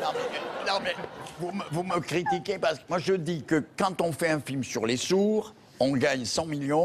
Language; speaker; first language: French; native; French